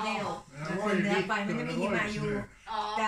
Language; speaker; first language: Swedish; non-native, learner; Thai